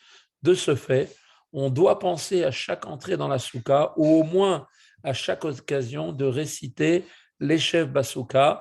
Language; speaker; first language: French; native; French